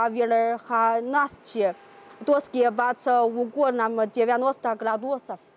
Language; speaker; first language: Russian; non-native, learner; Chinese